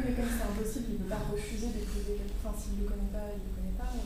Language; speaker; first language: French; native; French